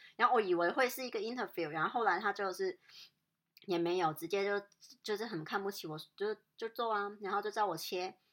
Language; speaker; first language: Chinese; non-native, local second language; Cantonese